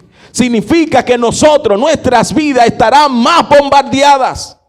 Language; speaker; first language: Spanish; native; Spanish